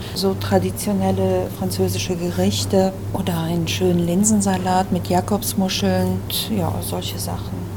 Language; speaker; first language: German; early bilingual, other home language; French